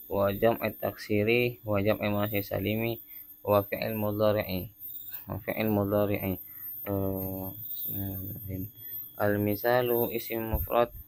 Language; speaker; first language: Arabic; non-native, fluent; Javanese